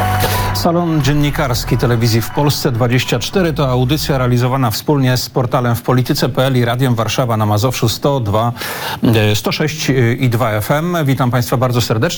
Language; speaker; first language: Polish; native; Polish